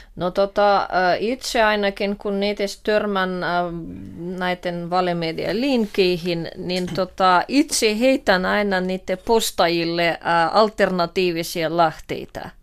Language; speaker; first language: Finnish; non-native, fluent; Russian